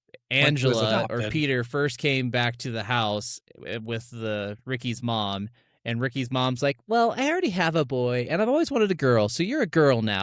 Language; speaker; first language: English; native; English